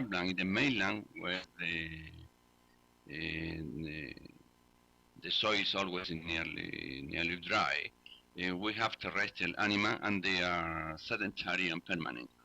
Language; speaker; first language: English; non-native, learner; Spanish